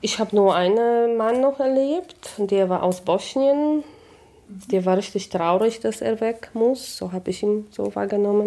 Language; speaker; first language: German; non-native, fluent; Polish